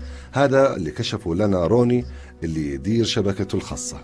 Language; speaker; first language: Arabic; native; Arabic